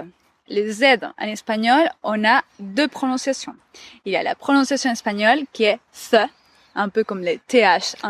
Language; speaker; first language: French; non-native, fluent; Spanish